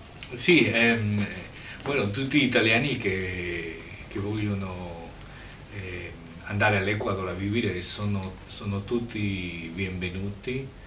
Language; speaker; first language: Italian; non-native, fluent; Spanish